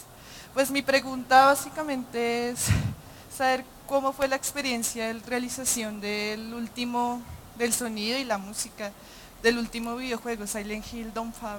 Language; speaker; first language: Spanish; native; Spanish